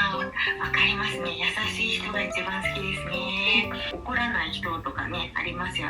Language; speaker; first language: Japanese; native; Japanese